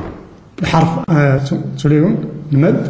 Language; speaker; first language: German; non-native, fluent; Arabic